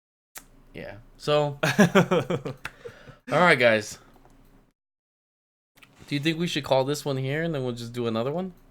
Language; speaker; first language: English; native; English